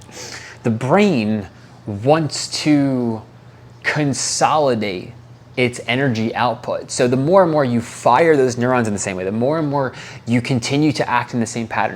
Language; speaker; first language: English; native; English